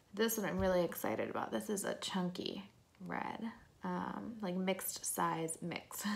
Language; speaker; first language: English; native; English